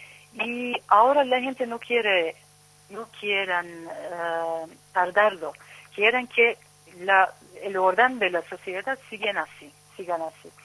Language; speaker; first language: Spanish; non-native, fluent; Turkish